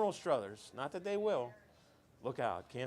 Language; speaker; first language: English; native; English